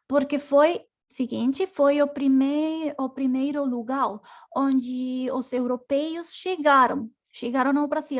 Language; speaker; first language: Portuguese; non-native, learner; Spanish